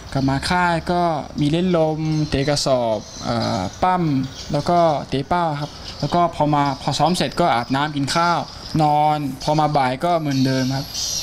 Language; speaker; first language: Thai; early bilingual, other home language; French